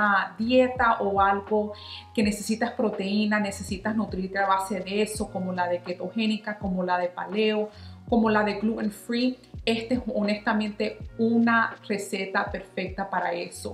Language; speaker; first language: Spanish; non-native, fluent; English